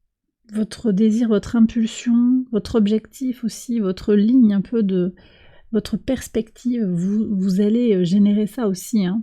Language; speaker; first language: French; native; French